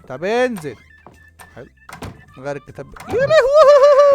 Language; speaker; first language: Arabic; native; Arabic